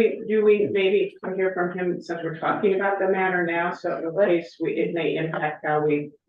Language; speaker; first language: English; native; English